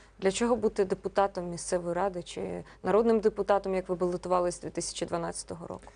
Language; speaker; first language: Ukrainian; native; Ukrainian